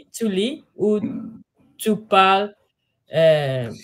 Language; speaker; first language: French; non-native, learner; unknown